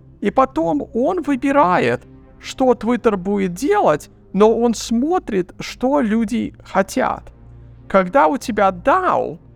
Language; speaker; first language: Russian; early bilingual, heritage; Russian